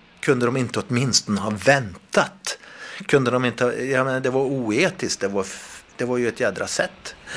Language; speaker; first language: Swedish; native; Swedish